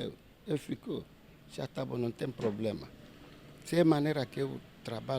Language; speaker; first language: Portuguese; non-native, learner; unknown